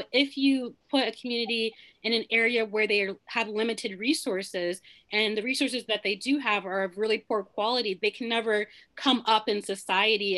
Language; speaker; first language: English; early bilingual, other home language; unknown